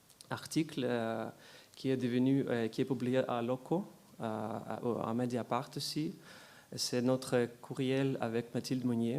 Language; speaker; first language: French; non-native, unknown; Ukrainian